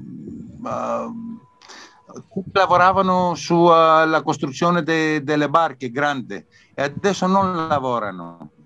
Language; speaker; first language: Italian; non-native, learner; Greek